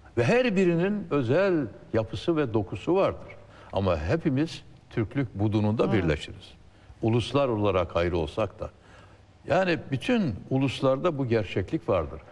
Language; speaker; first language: Turkish; native; Turkish